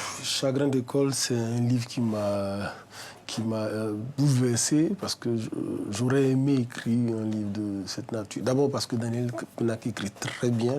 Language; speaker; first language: French; native; French